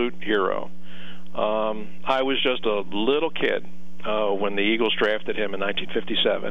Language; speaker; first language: English; native; English